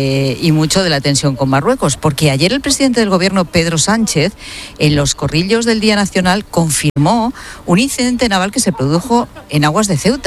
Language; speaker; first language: Spanish; native; Spanish